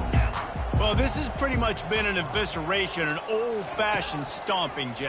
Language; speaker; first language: English; native; English